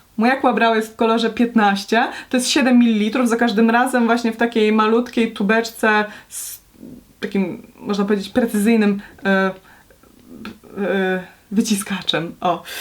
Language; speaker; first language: Polish; native; Polish